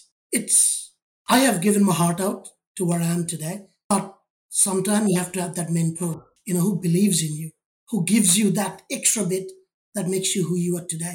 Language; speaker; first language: English; non-native, local second language; Bangla